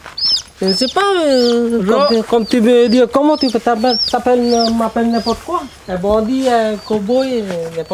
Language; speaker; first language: French; early bilingual, other home language; Vietnamese